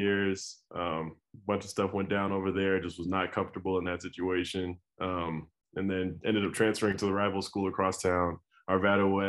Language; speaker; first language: English; native; English